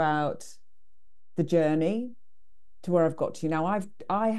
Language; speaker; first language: English; native; English